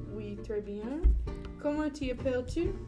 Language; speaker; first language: French; non-native, learner; English